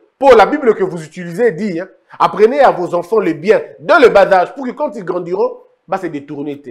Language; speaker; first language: French; non-native, local second language; Lingala